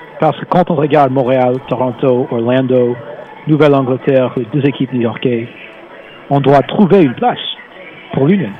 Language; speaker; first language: French; non-native, fluent; English